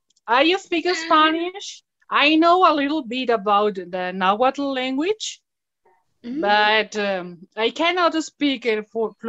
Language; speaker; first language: English; non-native, learner; Spanish